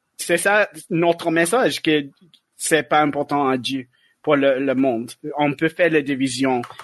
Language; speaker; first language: French; non-native, learner; English